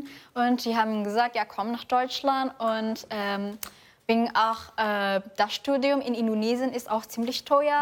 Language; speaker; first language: German; non-native, fluent; Indonesian